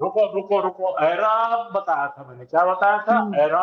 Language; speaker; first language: Hindi; native; Hindi